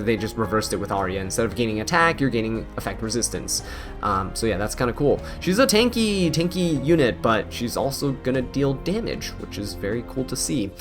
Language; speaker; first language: English; native; English